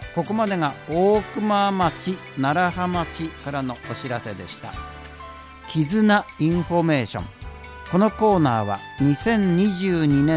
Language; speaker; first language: Japanese; native; Japanese